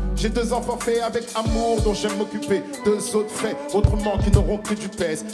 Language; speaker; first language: French; native; French